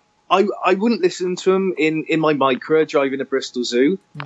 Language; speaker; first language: English; native; English